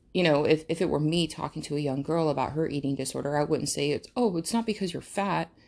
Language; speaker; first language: English; early bilingual, other home language; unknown